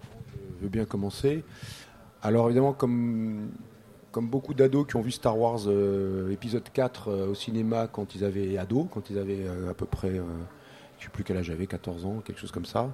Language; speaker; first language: French; native; French